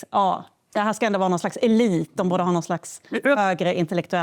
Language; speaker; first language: Swedish; native; Swedish